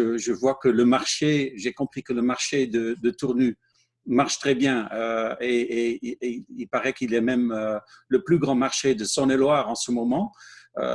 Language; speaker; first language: French; non-native, fluent; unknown